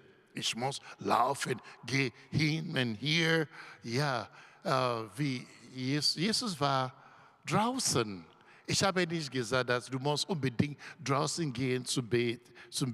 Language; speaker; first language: German; non-native, learner; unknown